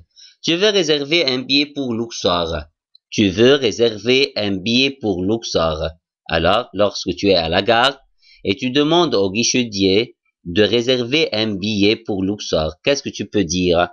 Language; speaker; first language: French; non-native, fluent; Arabic